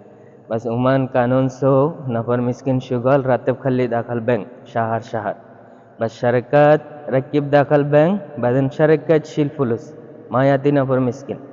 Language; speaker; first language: Arabic; non-native, learner; Bangla